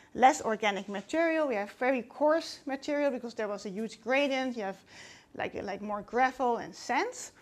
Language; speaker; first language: English; non-native, fluent; Dutch